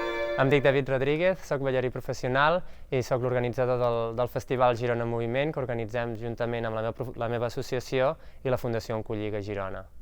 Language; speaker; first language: Catalan; native; Catalan